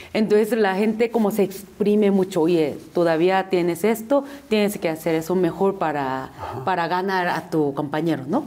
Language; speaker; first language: Spanish; non-native, fluent; Korean